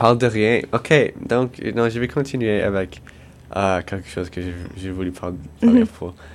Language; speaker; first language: French; non-native, local second language; English